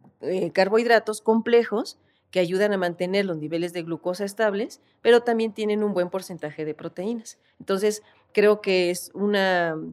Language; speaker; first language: Spanish; native; Spanish